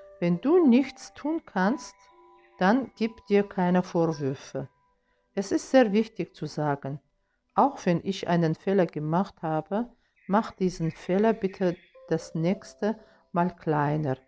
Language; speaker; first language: German; non-native, fluent; Russian